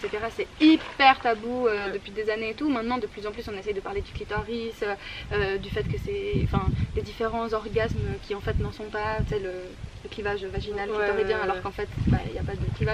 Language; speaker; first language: French; native; French